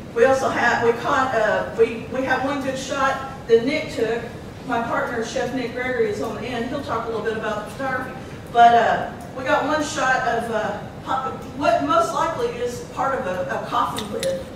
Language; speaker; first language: English; native; English